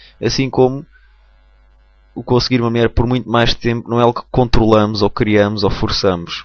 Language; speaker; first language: Portuguese; native; Portuguese